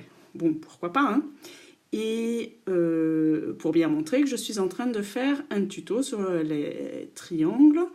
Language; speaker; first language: French; native; French